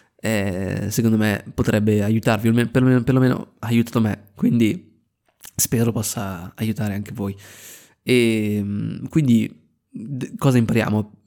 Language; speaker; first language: Italian; native; Italian